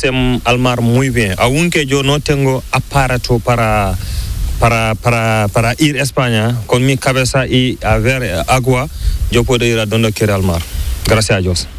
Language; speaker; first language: Spanish; non-native, learner; Fula